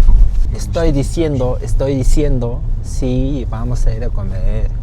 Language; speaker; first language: Spanish; early bilingual, other home language; Mongolian